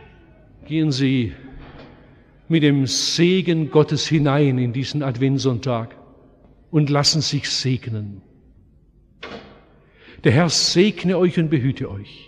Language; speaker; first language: German; native; German